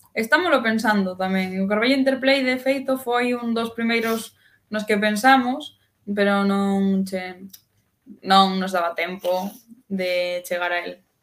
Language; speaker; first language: Galician; native; Galician